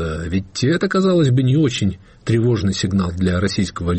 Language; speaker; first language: Russian; native; Russian